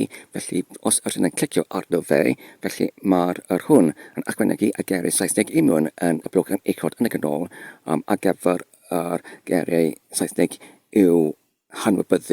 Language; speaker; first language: Welsh; non-native, fluent; English